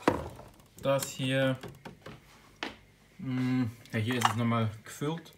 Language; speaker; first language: German; native; German